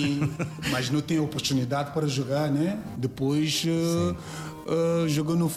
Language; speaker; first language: Portuguese; non-native, learner; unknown